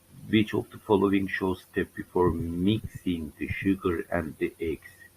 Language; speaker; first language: English; non-native, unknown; Turkish